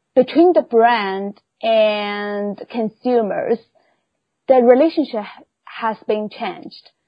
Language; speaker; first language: English; non-native, fluent; Chinese